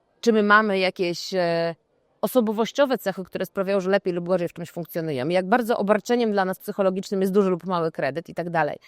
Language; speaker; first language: Polish; native; Polish